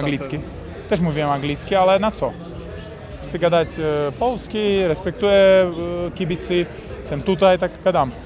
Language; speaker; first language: Polish; non-native, learner; Uzbek